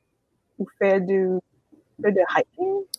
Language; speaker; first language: French; non-native, learner; English